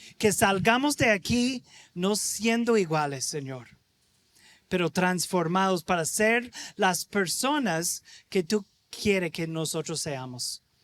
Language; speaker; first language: Spanish; non-native, fluent; English